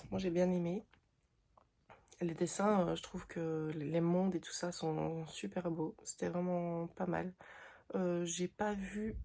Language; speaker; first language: French; native; French